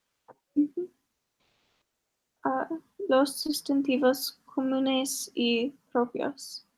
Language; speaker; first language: Spanish; non-native, learner; English